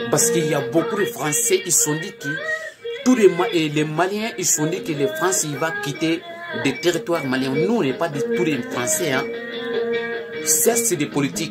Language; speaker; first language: French; non-native, learner; Bambara